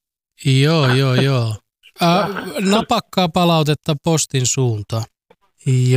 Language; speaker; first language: Finnish; native; Finnish